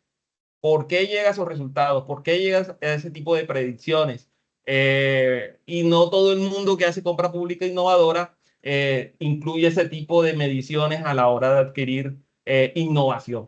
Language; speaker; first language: Spanish; native; Spanish